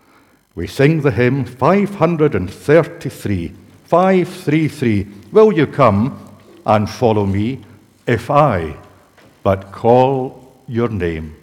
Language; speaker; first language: English; native; English